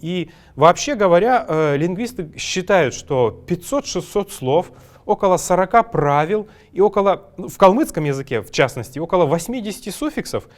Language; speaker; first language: Russian; native; Russian